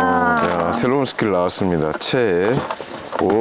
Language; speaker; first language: Korean; native; Korean